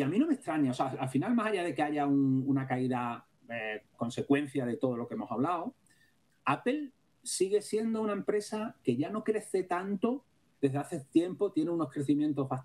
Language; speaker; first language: Spanish; native; Spanish